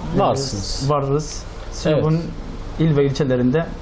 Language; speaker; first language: Turkish; native; Turkish